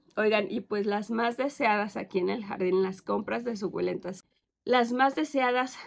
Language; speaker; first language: Spanish; native; Spanish